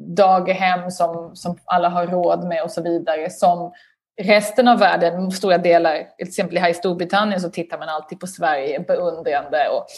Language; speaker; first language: Swedish; native; Swedish